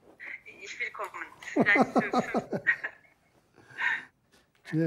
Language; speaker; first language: German; non-native, learner; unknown